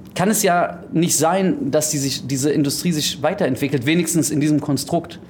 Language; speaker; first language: German; early bilingual, other home language; Greek